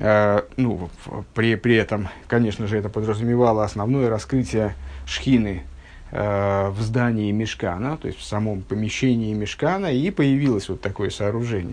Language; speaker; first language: Russian; native; Russian